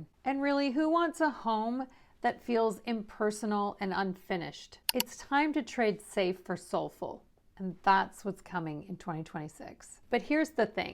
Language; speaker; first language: English; native; English